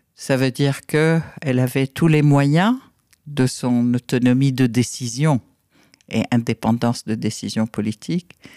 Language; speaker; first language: French; non-native, fluent; Arabic